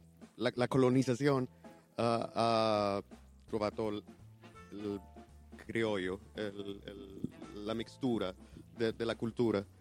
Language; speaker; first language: Italian; non-native, learner; Spanish